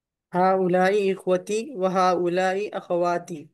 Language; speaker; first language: Arabic; non-native, learner; Urdu